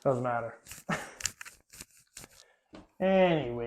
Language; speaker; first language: English; native; English